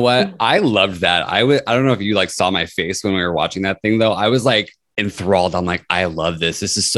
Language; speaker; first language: English; native; English